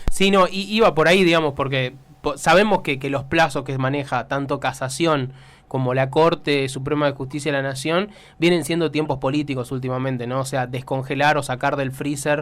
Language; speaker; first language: Spanish; native; Spanish